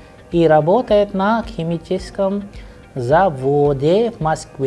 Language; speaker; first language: Russian; non-native, fluent; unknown